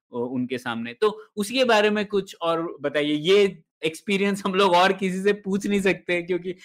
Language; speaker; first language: Hindi; native; Hindi